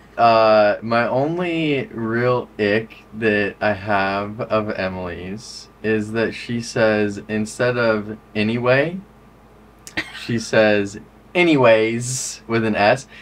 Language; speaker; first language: English; native; English